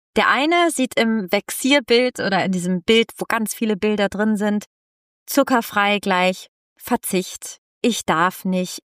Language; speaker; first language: German; non-native, fluent; Italian